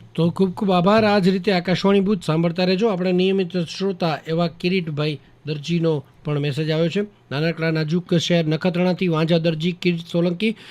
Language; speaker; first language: Gujarati; native; Gujarati